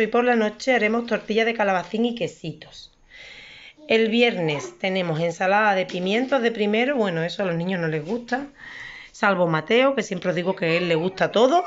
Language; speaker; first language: Spanish; native; Spanish